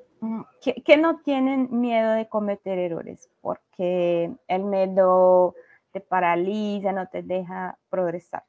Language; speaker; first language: Spanish; non-native, learner; Portuguese